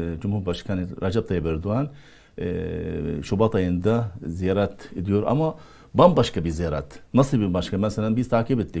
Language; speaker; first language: Turkish; non-native, fluent; Arabic